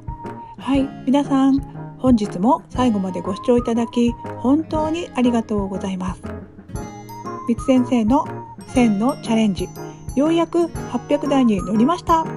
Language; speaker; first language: Japanese; native; Japanese